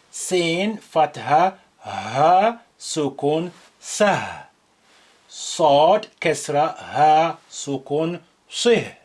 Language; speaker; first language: Arabic; non-native, fluent; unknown